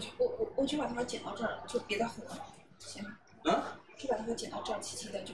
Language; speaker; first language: Chinese; native; Chinese